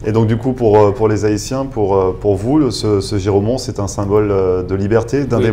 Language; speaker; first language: French; native; French